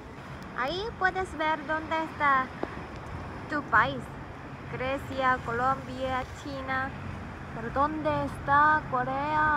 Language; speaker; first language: Spanish; non-native, fluent; Korean